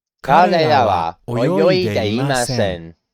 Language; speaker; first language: Japanese; non-native, learner; English